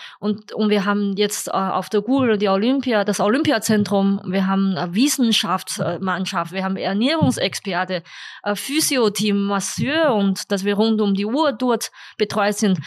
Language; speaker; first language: German; non-native, fluent; Chinese